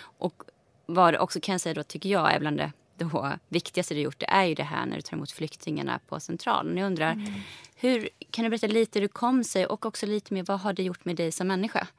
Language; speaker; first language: Swedish; early bilingual, other home language; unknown